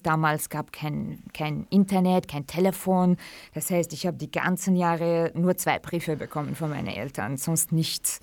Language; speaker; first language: German; early bilingual, other home language; Central Kurdish